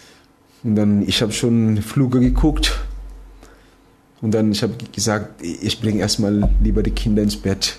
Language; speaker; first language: German; non-native, fluent; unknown